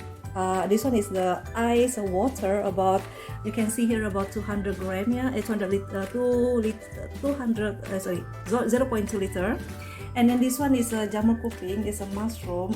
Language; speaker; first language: English; non-native, learner; Indonesian